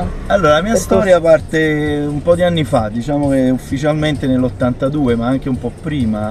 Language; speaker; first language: Italian; native; Italian